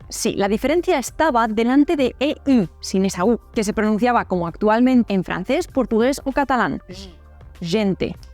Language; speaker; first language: Spanish; native; Spanish